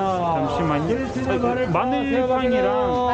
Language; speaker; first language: Korean; non-native, fluent; Russian